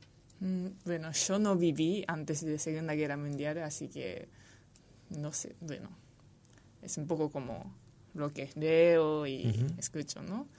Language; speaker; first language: Spanish; non-native, fluent; Japanese